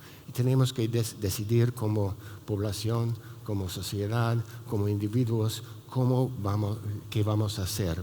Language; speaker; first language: Spanish; non-native, fluent; English